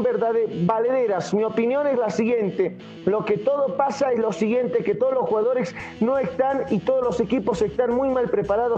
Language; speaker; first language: Spanish; native; Spanish